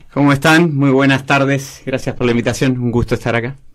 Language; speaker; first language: Spanish; native; Spanish